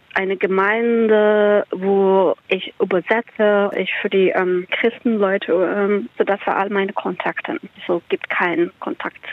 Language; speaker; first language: German; non-native, learner; Persian